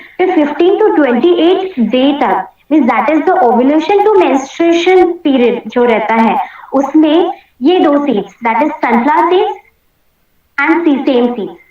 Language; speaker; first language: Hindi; non-native, local second language; Marathi